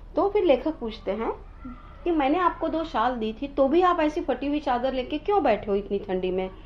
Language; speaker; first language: Hindi; non-native, local second language; Marathi